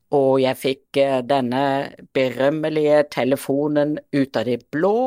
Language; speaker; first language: Norwegian; native; Norwegian